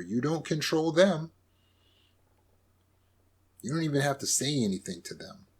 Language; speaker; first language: English; native; English